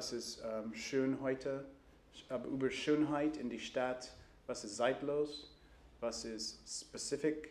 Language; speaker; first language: German; non-native, learner; English